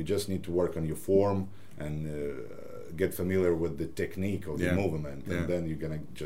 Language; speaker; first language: English; non-native, fluent; Ukrainian